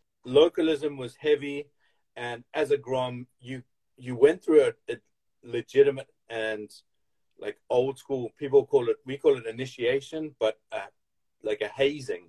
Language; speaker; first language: English; native; English